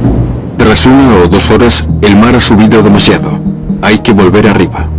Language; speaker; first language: Spanish; native; Spanish